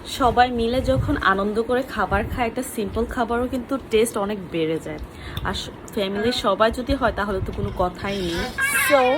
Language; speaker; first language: Bangla; early bilingual, heritage; Bangla